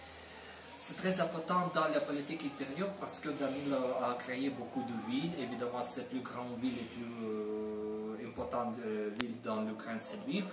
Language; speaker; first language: French; non-native, learner; Ukrainian